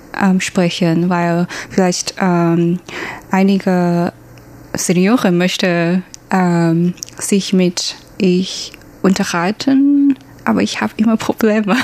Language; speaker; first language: German; non-native, learner; Chinese